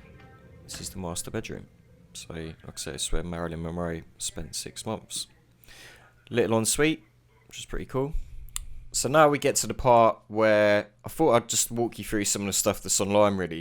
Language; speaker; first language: English; native; English